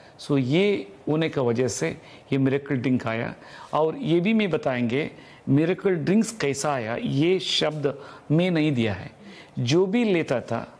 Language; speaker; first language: Hindi; non-native, local second language; Telugu